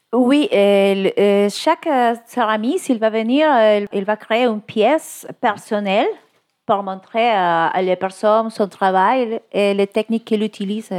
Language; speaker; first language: French; non-native, learner; Spanish